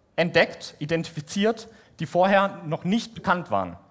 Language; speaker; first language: German; native; German